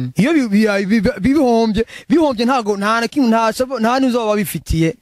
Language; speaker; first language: Rundi; early bilingual, heritage; Rundi